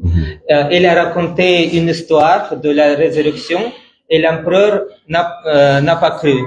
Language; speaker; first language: French; non-native, fluent; Russian